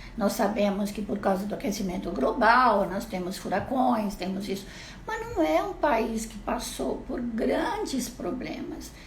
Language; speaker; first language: Portuguese; non-native, fluent; Italian